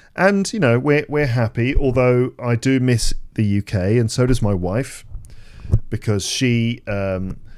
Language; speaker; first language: English; native; English